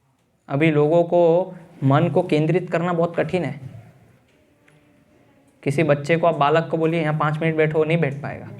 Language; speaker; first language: Hindi; native; Hindi